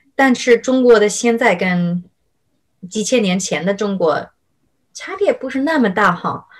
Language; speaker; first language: Chinese; non-native, fluent; English